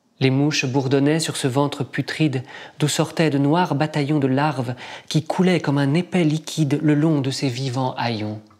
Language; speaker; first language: French; native; French